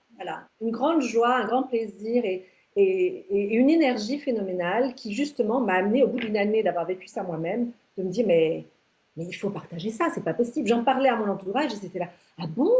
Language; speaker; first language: French; early bilingual, other home language; English